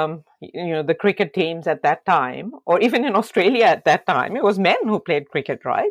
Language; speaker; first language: English; non-native, local second language; Urdu